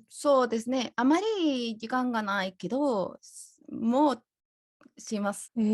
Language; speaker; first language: Japanese; non-native, learner; Spanish